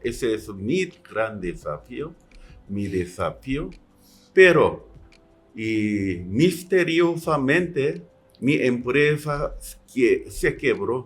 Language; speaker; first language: Spanish; non-native, learner; Korean